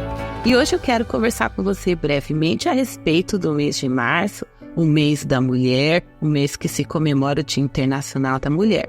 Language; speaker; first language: Portuguese; native; Portuguese